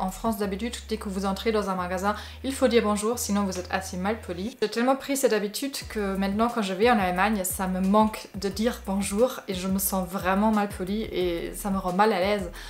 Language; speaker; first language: French; non-native, fluent; German